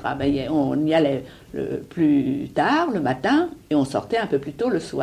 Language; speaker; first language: French; native; French